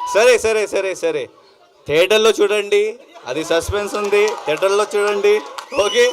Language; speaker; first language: Telugu; non-native, learner; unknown